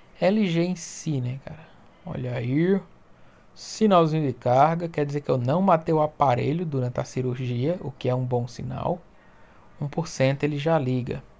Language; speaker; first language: Portuguese; native; Portuguese